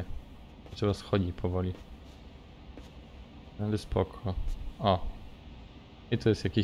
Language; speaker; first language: Polish; native; Polish